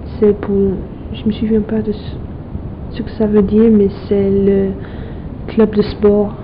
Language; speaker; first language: French; non-native, fluent; English